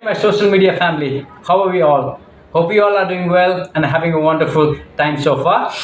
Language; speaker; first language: English; non-native, local second language; Nepali